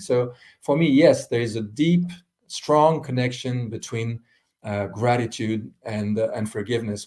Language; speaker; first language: English; non-native, fluent; French